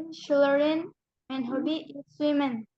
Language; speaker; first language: German; non-native, learner; Indonesian